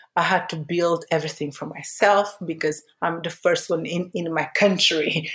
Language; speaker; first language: English; early bilingual, other home language; Portuguese